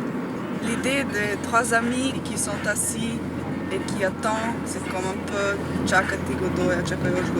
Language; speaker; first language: French; non-native, fluent; Slovenian